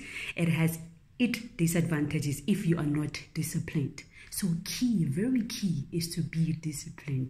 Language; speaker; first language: English; non-native, local second language; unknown